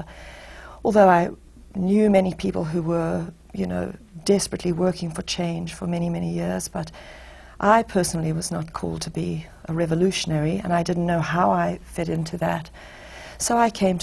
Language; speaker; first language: English; native; English